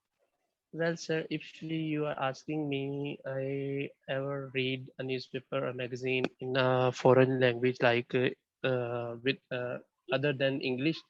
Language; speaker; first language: English; non-native, learner; Bangla